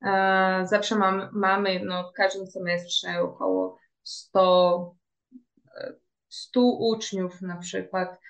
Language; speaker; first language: Polish; early bilingual, heritage; Portuguese